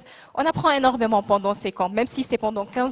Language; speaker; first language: French; non-native, local second language; Arabic